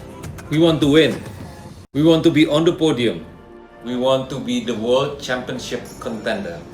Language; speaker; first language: English; non-native, fluent; Indonesian